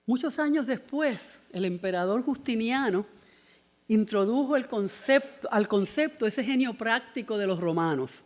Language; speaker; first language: Spanish; native; Spanish